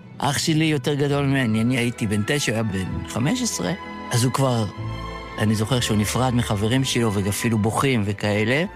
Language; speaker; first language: Hebrew; early bilingual, other home language; Yiddish